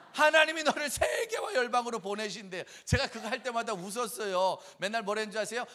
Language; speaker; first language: Korean; native; Korean